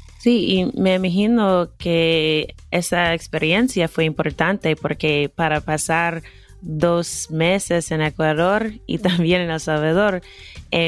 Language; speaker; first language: Spanish; non-native, fluent; English